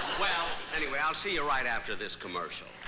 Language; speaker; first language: English; native; English